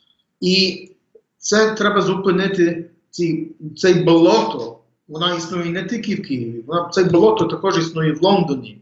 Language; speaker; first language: Ukrainian; early bilingual, heritage; English